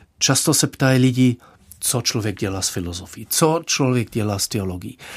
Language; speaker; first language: Czech; non-native, fluent; German